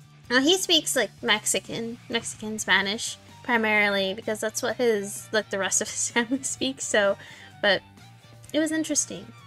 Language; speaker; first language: English; native; English